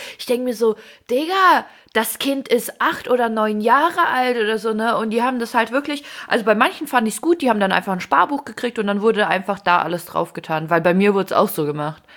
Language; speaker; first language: German; early bilingual, other home language; Ukrainian